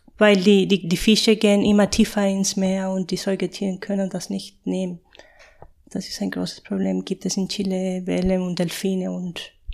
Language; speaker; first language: German; non-native, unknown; Spanish